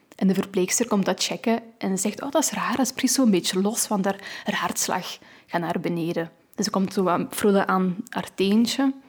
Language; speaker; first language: Dutch; native; Dutch